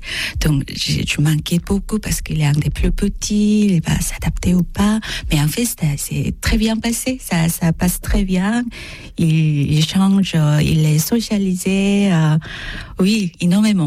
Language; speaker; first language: French; non-native, learner; Korean